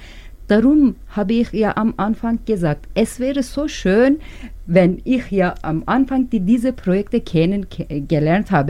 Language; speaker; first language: German; non-native, learner; Turkish